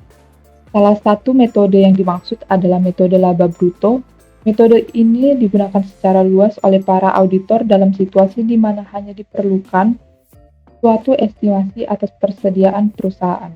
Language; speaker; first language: Indonesian; native; Indonesian